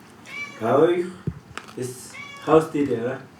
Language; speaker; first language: German; non-native, learner; Spanish